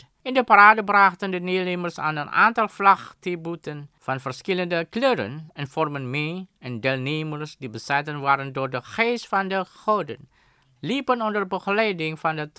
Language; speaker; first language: Dutch; non-native, fluent; Indonesian